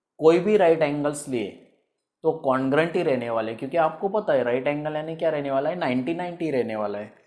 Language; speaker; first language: Hindi; non-native, local second language; Marathi